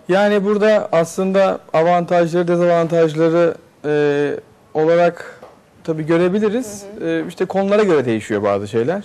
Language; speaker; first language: Turkish; native; Turkish